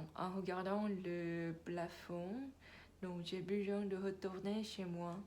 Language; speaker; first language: French; non-native, learner; Korean